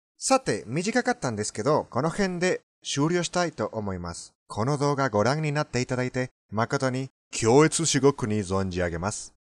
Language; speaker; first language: Japanese; non-native, fluent; Spanish